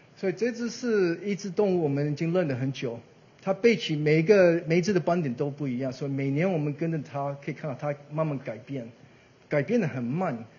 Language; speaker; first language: Chinese; early bilingual, heritage; Chinese